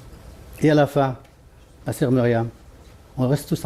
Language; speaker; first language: French; non-native, fluent; Arabic